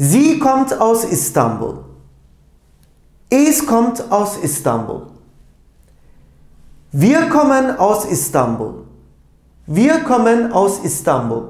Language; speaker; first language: German; non-native, fluent; Turkish